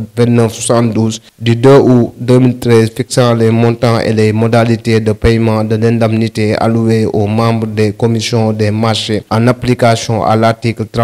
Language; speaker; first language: French; non-native, local second language; Wolof